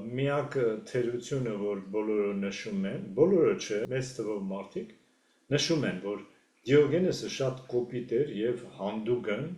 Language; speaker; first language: Armenian; native; Armenian